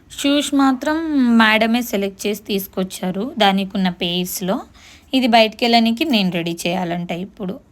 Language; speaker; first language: Telugu; non-native, local second language; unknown